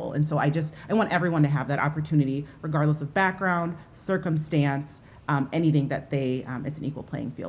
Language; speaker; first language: English; early bilingual, other home language; Yoruba